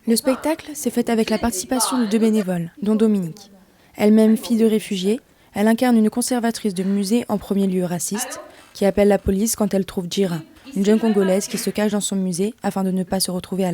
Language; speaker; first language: French; native; French